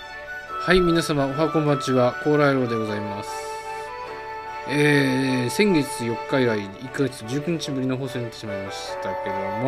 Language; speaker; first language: Japanese; native; Japanese